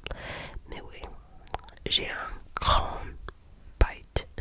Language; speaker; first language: French; non-native, learner; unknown